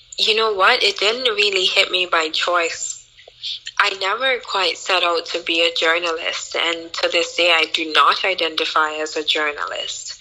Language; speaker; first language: English; native; English